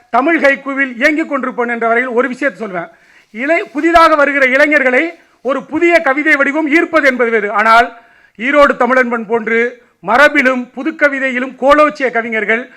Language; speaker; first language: Tamil; native; Tamil